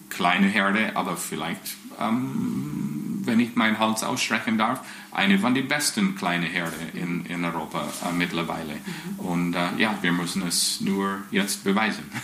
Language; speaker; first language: German; non-native, fluent; English